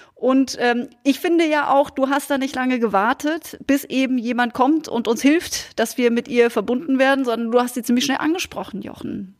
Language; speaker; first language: German; native; German